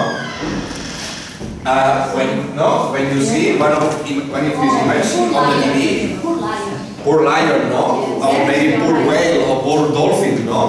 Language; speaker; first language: English; non-native, fluent; Catalan